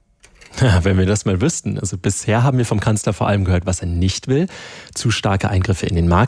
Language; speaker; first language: German; native; German